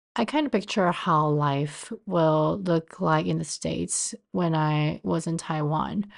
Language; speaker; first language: English; non-native, fluent; Chinese